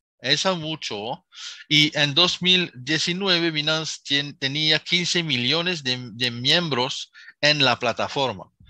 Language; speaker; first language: Spanish; non-native, fluent; Arabic